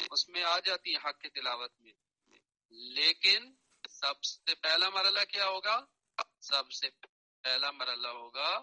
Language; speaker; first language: Urdu; non-native, local second language; Punjabi